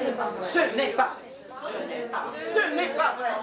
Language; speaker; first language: French; non-native, learner; Russian